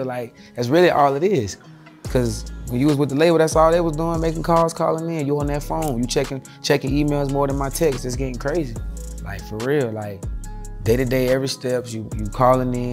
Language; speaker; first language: English; native; English